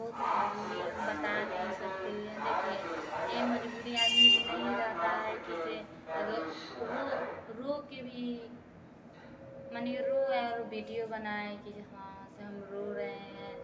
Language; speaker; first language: Hindi; non-native, local second language; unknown